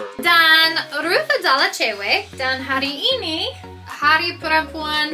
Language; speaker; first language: Indonesian; non-native, learner; English